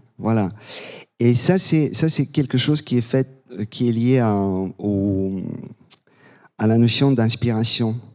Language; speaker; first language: French; non-native, fluent; Bulgarian